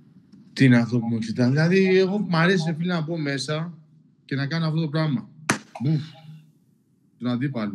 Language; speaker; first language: Greek; non-native, local second language; Albanian